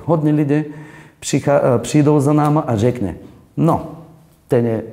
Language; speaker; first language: Czech; non-native, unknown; Bulgarian